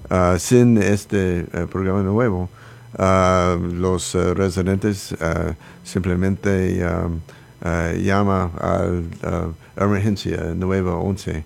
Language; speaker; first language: Spanish; non-native, learner; English